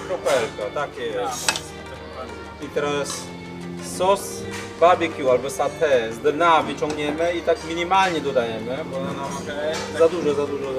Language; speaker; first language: Polish; non-native, fluent; Chinese